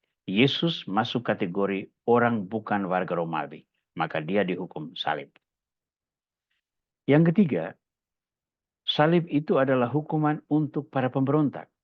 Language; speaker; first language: Indonesian; native; Indonesian